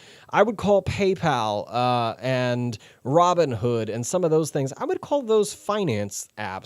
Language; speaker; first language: English; native; English